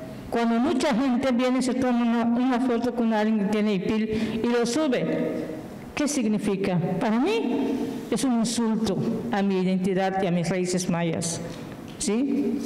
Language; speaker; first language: Spanish; non-native, local second language; Yucateco